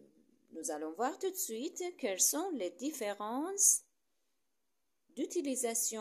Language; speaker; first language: French; non-native, fluent; Persian